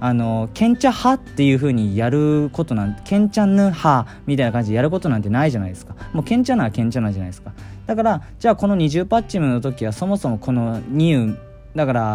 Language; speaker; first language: Japanese; native; Japanese